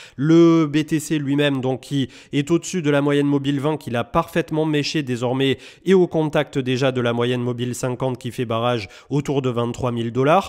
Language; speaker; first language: French; native; French